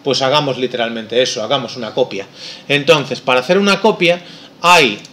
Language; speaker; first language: Spanish; non-native, local second language; Galician